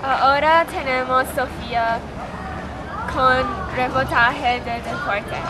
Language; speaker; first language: Spanish; non-native, learner; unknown